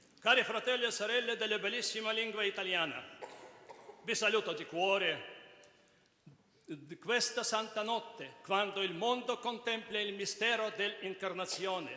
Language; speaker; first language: Italian; non-native, fluent; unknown